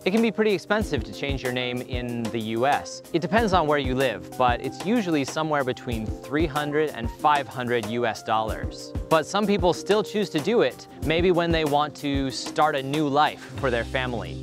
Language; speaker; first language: English; native; English